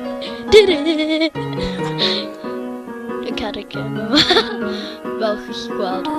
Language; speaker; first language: Welsh; non-native, local second language; English